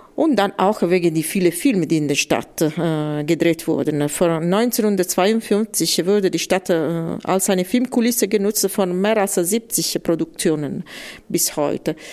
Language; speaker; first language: German; non-native, fluent; Italian